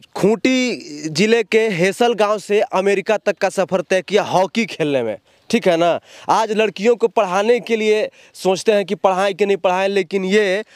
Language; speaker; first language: Hindi; native; Hindi